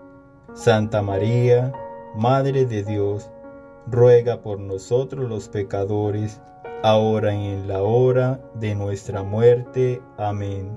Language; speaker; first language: Spanish; native; Spanish